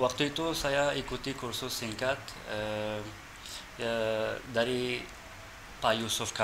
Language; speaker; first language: Indonesian; non-native, fluent; Persian